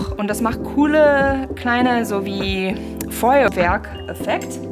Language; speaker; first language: German; non-native, fluent; English